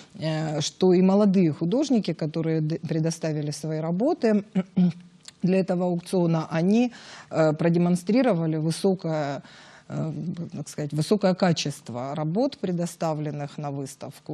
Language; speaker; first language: Russian; native; Russian